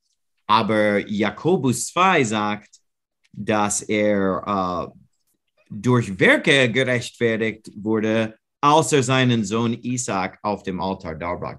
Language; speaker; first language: German; non-native, learner; English